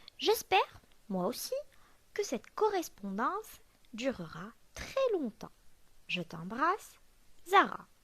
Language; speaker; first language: French; non-native, local second language; Arabic